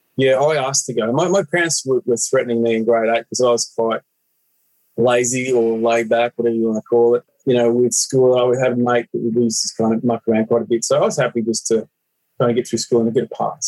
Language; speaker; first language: English; native; English